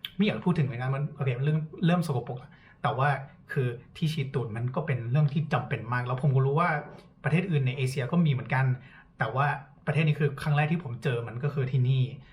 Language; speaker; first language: Thai; non-native, fluent; English